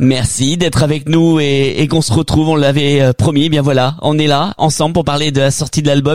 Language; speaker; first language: French; native; French